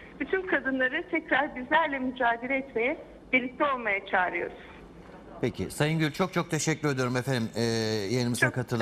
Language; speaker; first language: Turkish; native; Turkish